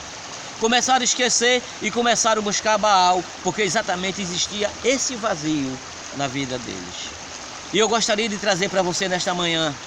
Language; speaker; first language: Portuguese; native; Portuguese